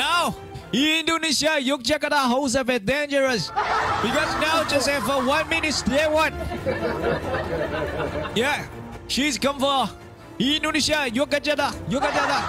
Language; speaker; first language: English; non-native, learner; Chinese